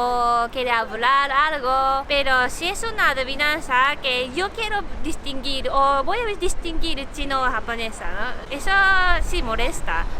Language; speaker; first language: Spanish; non-native, fluent; Japanese